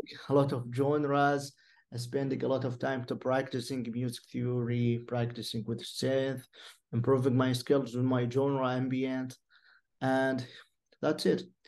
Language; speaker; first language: English; non-native, fluent; Arabic